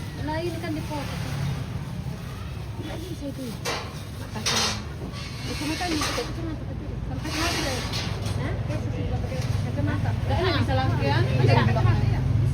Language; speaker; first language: Indonesian; non-native, local second language; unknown